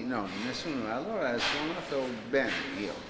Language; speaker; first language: Italian; non-native, learner; English